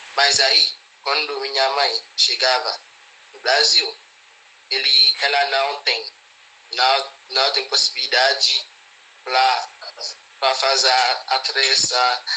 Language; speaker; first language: Portuguese; non-native, learner; Haitian Creole